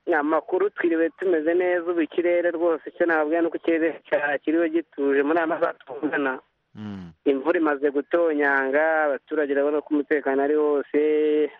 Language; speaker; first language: Kinyarwanda; native; Kinyarwanda